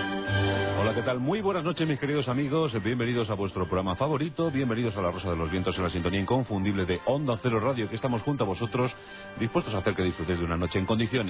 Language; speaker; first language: Spanish; native; Spanish